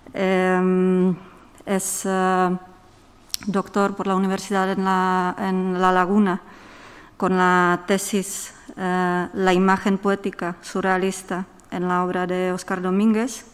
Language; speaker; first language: Spanish; non-native, fluent; Czech